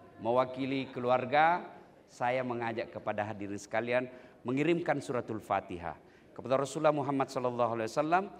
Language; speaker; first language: Indonesian; non-native, local second language; Buginese